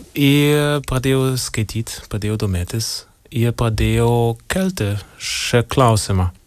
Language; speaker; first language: Lithuanian; non-native, fluent; German